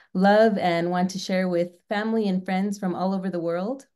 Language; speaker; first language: English; native; English